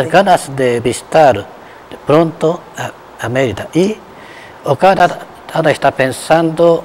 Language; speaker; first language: Spanish; non-native, fluent; Japanese